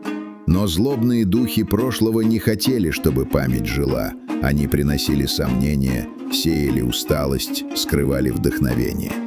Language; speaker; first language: Russian; native; Russian